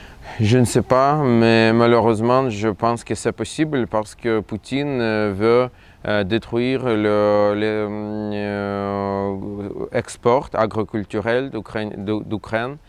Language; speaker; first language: French; non-native, fluent; Russian